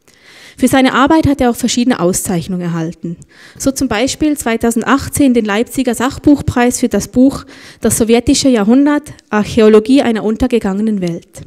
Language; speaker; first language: German; native; German